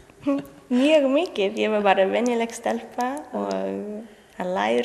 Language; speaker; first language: Icelandic; non-native, learner; English